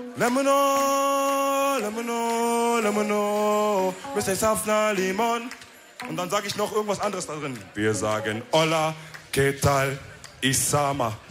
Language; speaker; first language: German; early bilingual, other home language; Wolof